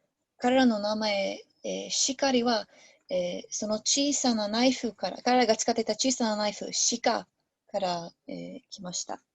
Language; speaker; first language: Japanese; non-native, learner; English